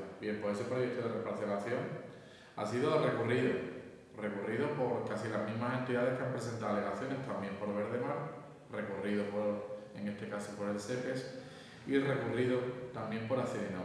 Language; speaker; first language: Spanish; native; Spanish